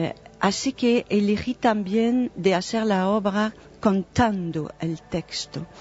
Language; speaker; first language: Spanish; non-native, fluent; French